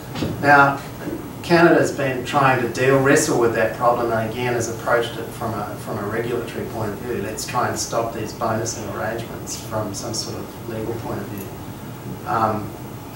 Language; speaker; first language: English; native; English